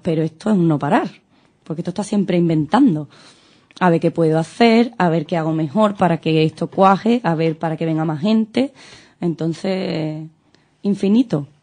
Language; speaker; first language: Spanish; native; Spanish